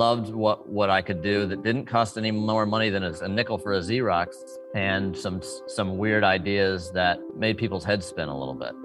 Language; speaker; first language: English; native; English